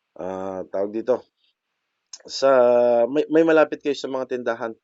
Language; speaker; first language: Filipino; native; Filipino